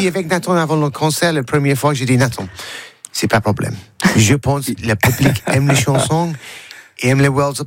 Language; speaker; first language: French; non-native, learner; English